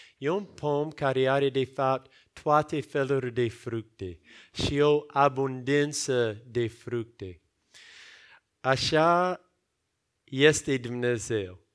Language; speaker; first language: Romanian; non-native, fluent; English